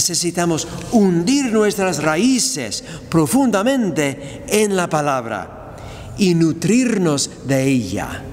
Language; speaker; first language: Spanish; non-native, fluent; English